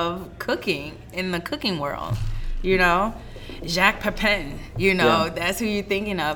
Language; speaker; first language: English; native; English